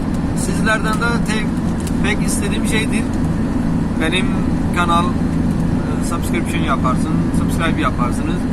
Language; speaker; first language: Turkish; non-native, learner; Urdu